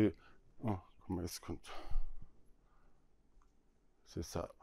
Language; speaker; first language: French; non-native, learner; German